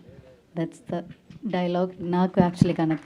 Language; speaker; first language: Telugu; non-native, learner; Malayalam